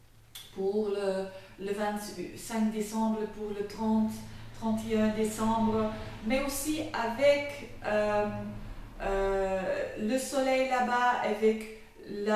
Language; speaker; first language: French; non-native, fluent; Dutch